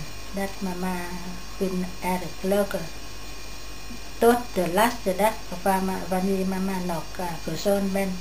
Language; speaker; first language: Dutch; non-native, learner; Vietnamese